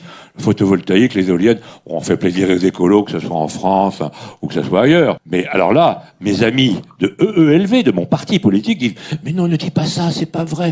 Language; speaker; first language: French; native; French